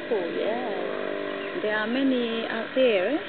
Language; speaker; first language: English; non-native, fluent; Thai